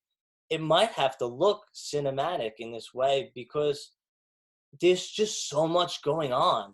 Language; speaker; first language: English; native; English